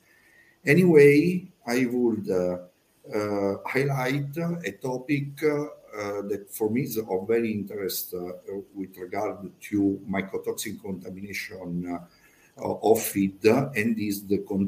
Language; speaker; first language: English; non-native, fluent; Italian